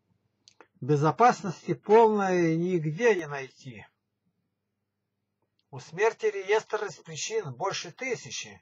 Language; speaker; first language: Russian; native; Russian